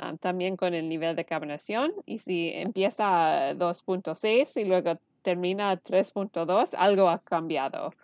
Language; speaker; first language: Spanish; early bilingual, heritage; Spanish